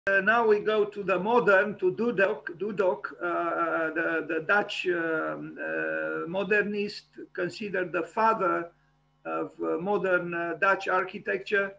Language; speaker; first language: English; non-native, fluent; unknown